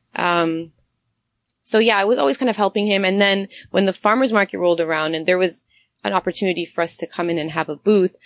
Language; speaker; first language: English; native; English